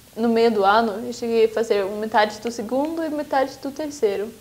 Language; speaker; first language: Portuguese; non-native, fluent; Swedish